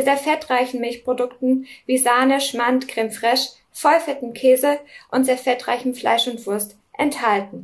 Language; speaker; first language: German; native; German